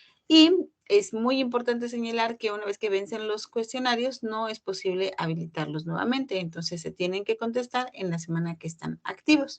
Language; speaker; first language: Spanish; native; Spanish